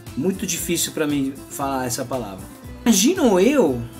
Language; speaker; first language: Portuguese; non-native, fluent; Italian